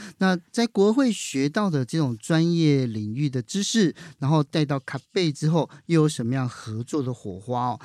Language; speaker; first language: Chinese; native; Chinese